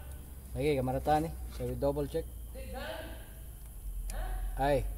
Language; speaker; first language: Arabic; non-native, learner; Filipino